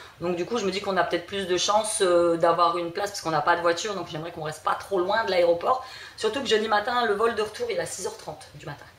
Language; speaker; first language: French; early bilingual, other home language; Portuguese